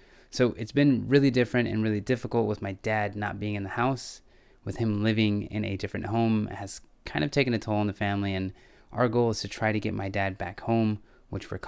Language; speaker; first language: English; native; English